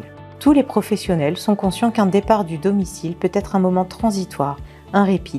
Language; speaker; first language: French; native; French